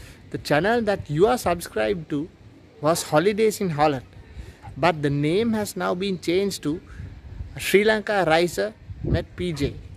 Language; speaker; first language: English; non-native, local second language; Sinhala